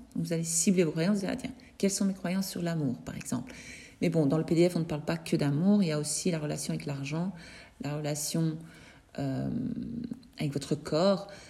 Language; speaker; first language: French; native; French